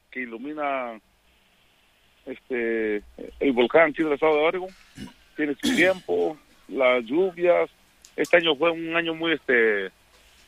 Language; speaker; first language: Spanish; non-native, local second language; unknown